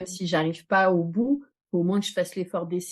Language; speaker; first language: French; native; French